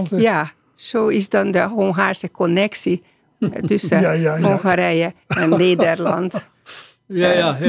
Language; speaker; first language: Dutch; non-native, fluent; Hungarian